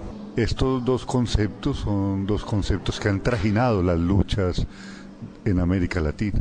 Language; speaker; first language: Spanish; native; Spanish